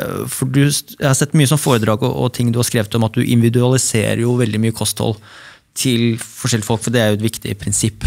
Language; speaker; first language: Norwegian; native; Norwegian